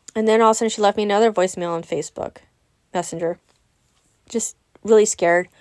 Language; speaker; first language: English; native; English